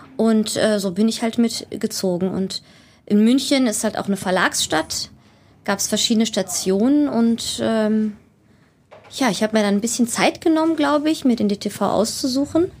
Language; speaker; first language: German; early bilingual, other home language; Greek